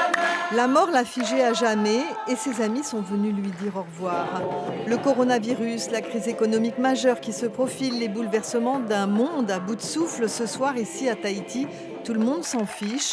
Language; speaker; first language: French; native; French